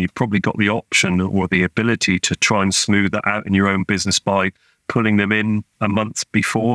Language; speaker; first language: English; native; English